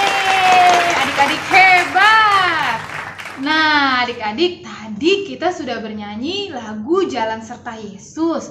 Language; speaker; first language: Indonesian; native; Indonesian